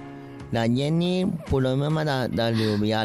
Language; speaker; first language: Catalan; non-native, local second language; Spanish